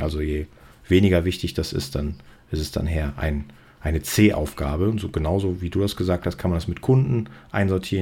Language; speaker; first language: German; native; German